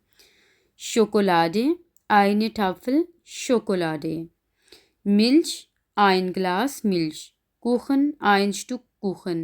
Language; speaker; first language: German; non-native, fluent; Urdu